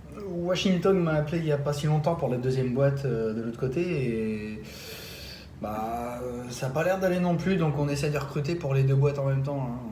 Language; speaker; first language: French; native; French